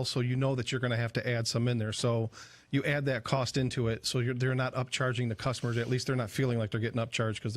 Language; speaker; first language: English; native; English